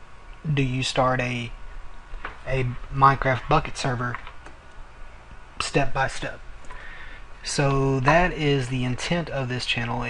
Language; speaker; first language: English; native; English